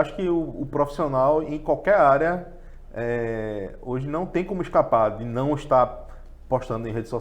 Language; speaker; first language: Portuguese; native; Portuguese